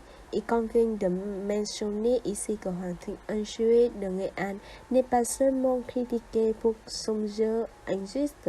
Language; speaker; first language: French; non-native, fluent; Vietnamese